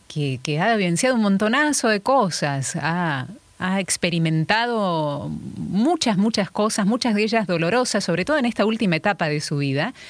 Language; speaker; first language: Spanish; native; Spanish